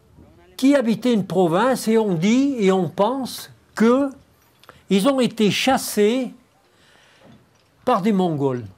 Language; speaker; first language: French; native; French